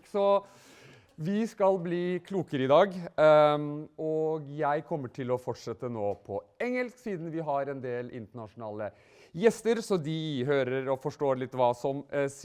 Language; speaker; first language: Norwegian; native; Norwegian